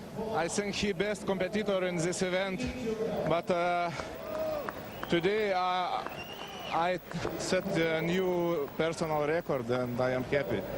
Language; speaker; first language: English; non-native, learner; Lithuanian